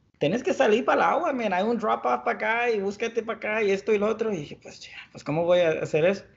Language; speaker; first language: Spanish; early bilingual, heritage; Spanish